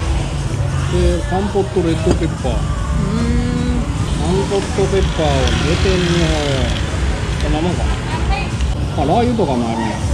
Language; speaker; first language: Japanese; native; Japanese